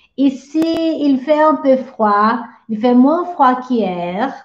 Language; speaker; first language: French; non-native, fluent; Portuguese